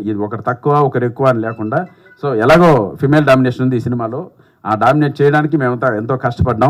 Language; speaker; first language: Telugu; native; Telugu